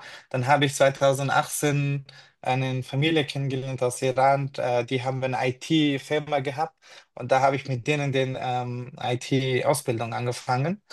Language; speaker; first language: German; non-native, fluent; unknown